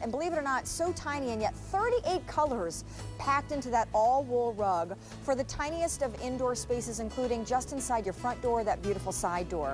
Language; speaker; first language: English; native; English